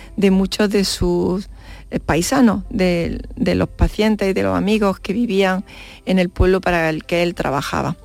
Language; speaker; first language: Spanish; native; Spanish